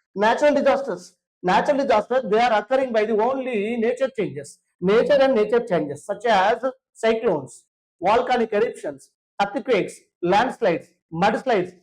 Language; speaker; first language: English; non-native, local second language; Telugu